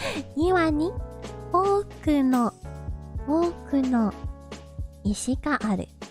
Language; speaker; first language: Japanese; non-native, learner; English